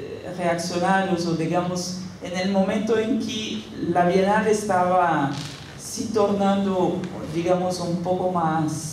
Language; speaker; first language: Spanish; non-native, fluent; Portuguese